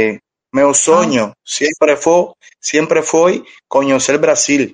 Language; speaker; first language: Portuguese; non-native, learner; Spanish